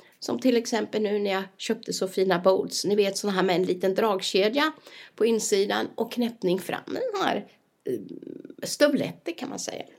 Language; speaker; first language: Swedish; native; Swedish